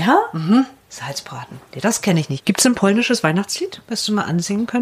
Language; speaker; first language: German; native; German